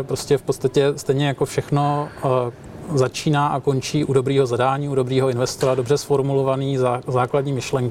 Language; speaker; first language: Czech; native; Czech